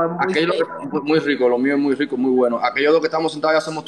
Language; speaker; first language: Spanish; native; Spanish